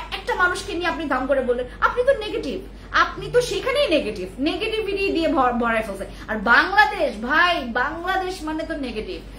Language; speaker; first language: Bangla; non-native, local second language; Khasi